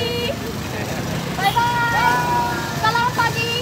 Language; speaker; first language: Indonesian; non-native, learner; Korean